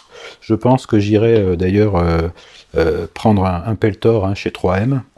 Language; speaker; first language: French; native; French